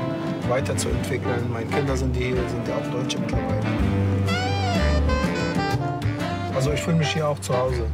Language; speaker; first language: German; non-native, fluent; Arabic